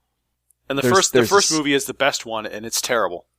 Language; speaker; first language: English; native; English